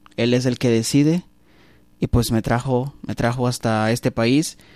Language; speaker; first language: Spanish; native; Spanish